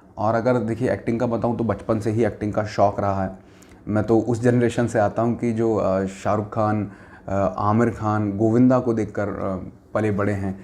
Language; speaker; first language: Hindi; native; Hindi